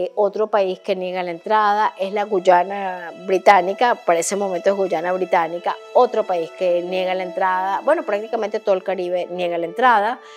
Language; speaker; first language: Spanish; native; Spanish